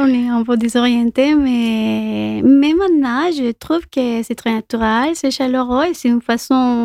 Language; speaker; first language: French; non-native, fluent; Spanish